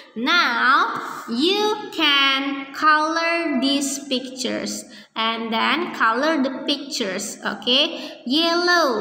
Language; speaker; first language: English; non-native, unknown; Indonesian